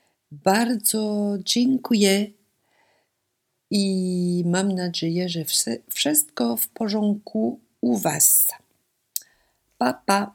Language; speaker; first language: Polish; non-native, learner; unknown